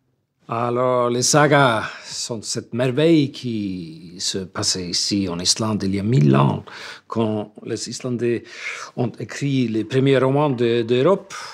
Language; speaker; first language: French; non-native, fluent; Icelandic